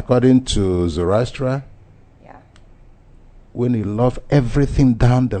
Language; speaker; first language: English; non-native, local second language; Igbo